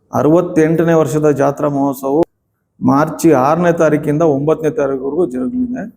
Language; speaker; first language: Kannada; non-native, local second language; Lambadi